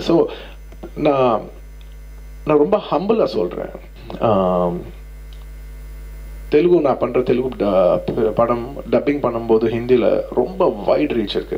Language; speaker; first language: Tamil; non-native, local second language; Telugu